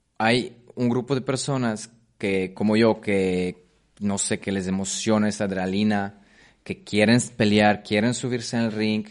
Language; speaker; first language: Spanish; non-native, fluent; Polish